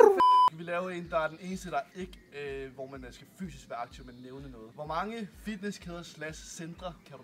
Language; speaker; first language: Danish; native; Danish